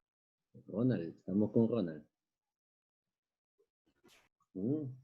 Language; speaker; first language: Spanish; native; Spanish